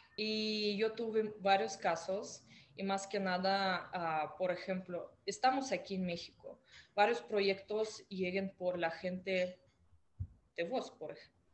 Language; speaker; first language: Spanish; non-native, fluent; Russian